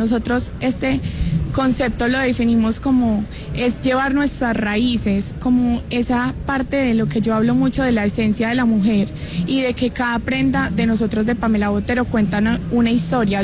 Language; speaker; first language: Spanish; native; Spanish